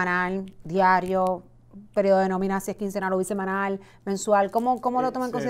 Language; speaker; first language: Spanish; native; Spanish